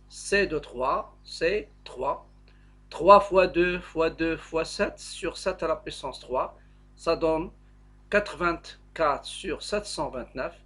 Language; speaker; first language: French; non-native, local second language; Arabic